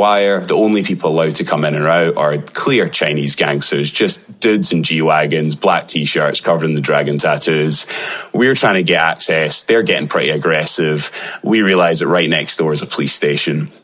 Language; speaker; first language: English; native; English